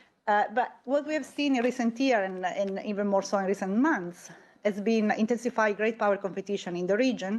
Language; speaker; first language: English; non-native, fluent; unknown